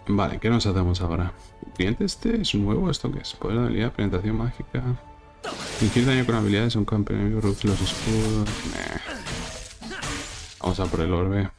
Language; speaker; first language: Spanish; native; Spanish